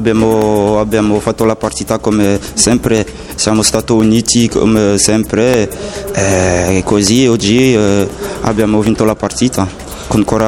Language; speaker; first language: Italian; non-native, learner; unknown